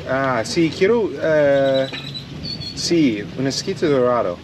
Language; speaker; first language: Spanish; non-native, learner; English